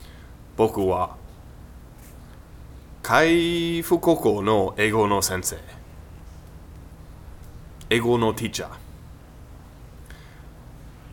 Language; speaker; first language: Japanese; non-native, learner; English